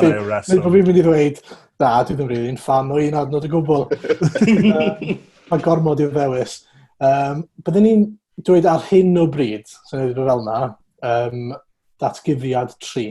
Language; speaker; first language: Welsh; native; Welsh